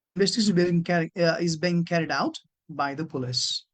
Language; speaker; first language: English; non-native, local second language; Nepali